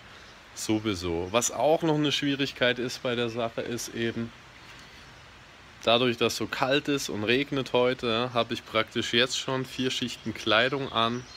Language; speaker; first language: German; native; German